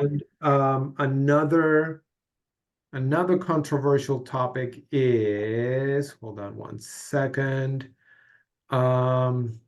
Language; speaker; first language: English; non-native, fluent; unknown